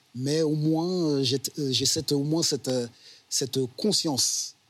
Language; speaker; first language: French; native; French